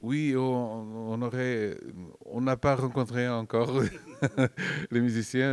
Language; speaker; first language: French; non-native, fluent; Portuguese